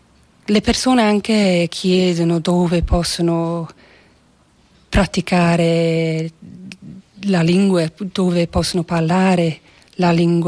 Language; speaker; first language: Italian; non-native, fluent; English